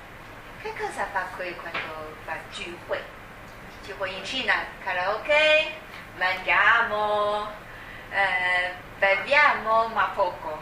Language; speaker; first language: Italian; non-native, learner; Chinese